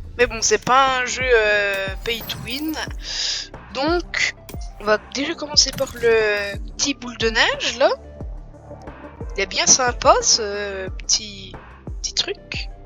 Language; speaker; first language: French; native; French